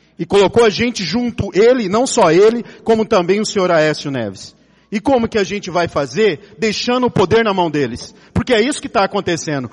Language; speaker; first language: Portuguese; native; Portuguese